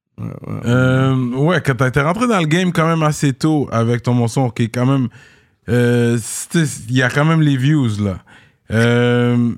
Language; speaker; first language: French; native; French